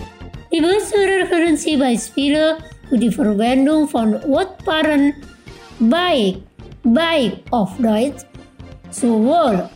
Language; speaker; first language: German; non-native, local second language; Indonesian